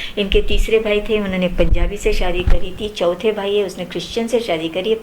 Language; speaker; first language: Hindi; non-native, local second language; Marathi